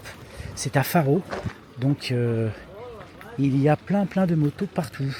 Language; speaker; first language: French; native; French